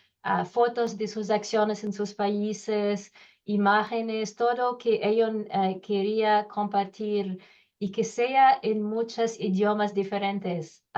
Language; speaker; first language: Spanish; non-native, learner; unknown